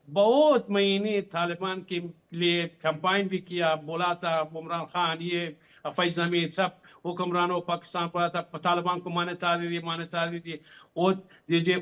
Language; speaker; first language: Hindi; non-native, fluent; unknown